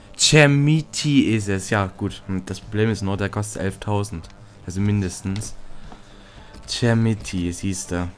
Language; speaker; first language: German; native; German